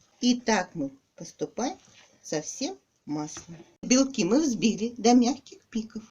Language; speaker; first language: Russian; native; Russian